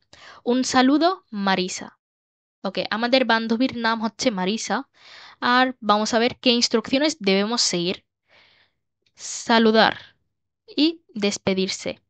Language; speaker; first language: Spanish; non-native, learner; Bangla